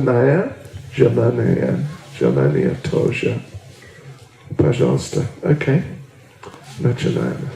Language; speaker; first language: Russian; non-native, learner; English